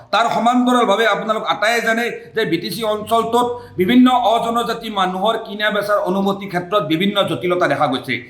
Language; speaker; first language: Assamese; non-native, local second language; Bangla